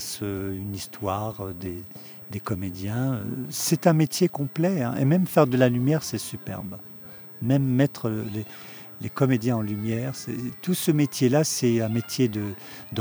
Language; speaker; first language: French; early bilingual, other home language; Kabyle